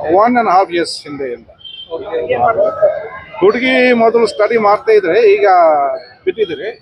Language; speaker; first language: Kannada; non-native, local second language; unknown